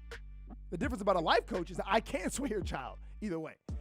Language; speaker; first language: English; native; English